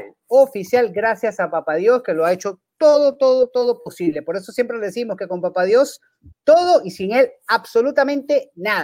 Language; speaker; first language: Spanish; native; Spanish